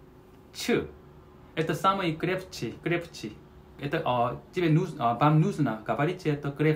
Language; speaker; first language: Russian; non-native, learner; Korean